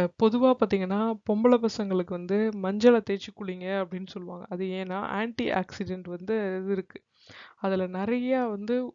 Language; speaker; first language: Tamil; native; Tamil